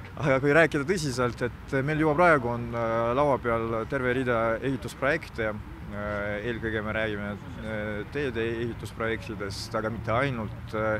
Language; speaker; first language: Estonian; non-native, local second language; Russian